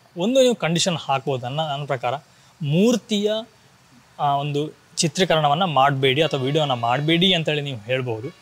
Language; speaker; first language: Kannada; non-native, local second language; Tulu